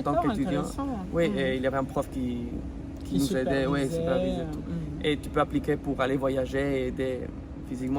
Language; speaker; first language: French; non-native, fluent; Spanish